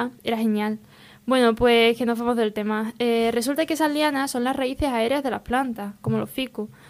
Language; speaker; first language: Spanish; native; Spanish